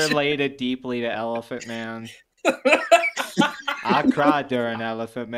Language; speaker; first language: English; native; English